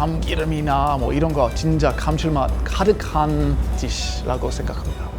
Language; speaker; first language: Korean; non-native, learner; English